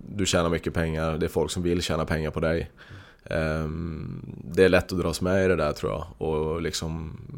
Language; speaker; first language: Swedish; native; Swedish